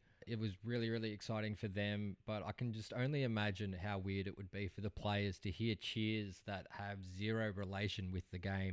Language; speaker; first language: English; native; English